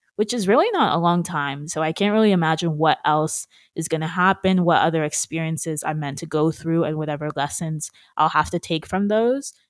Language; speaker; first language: English; native; English